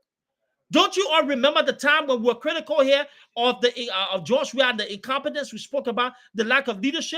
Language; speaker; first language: English; native; English